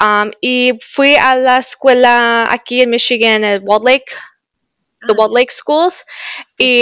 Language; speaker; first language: Spanish; early bilingual, heritage; Spanish